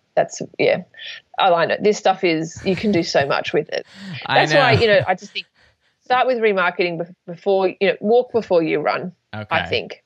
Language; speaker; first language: English; native; English